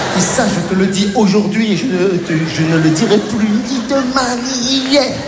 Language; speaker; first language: French; native; French